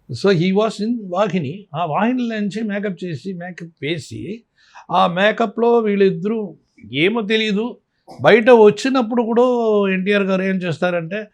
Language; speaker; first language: Telugu; non-native, fluent; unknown